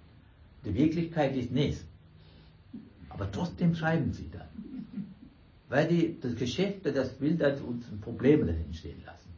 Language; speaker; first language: German; non-native, fluent; Sinhala